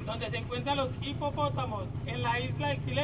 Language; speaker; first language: Spanish; native; Spanish